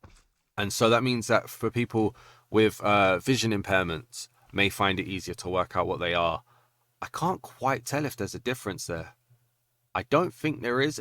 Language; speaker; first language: English; native; English